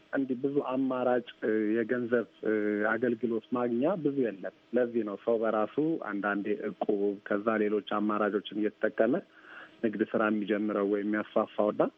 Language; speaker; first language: Amharic; native; Amharic